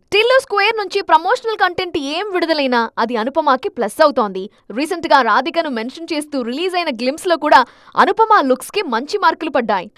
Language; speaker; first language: Telugu; native; Telugu